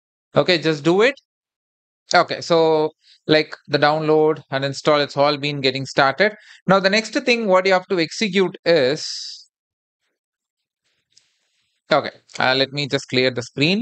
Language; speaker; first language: English; non-native, local second language; Tamil